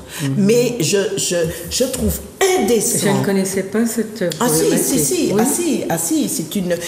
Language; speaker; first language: French; native; French